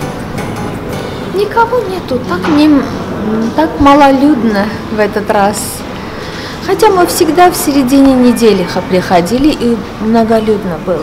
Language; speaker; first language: Russian; non-native, fluent; Armenian